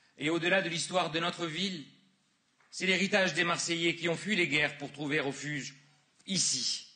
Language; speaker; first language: French; native; French